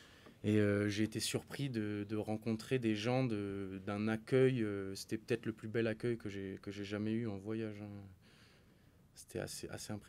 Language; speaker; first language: French; native; French